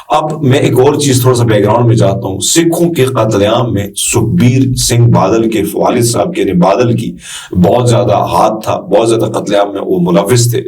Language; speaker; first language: Urdu; non-native, local second language; Pashto